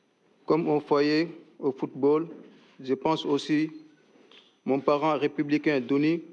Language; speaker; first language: French; non-native, learner; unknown